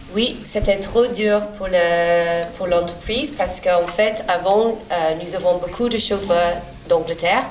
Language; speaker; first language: French; non-native, learner; English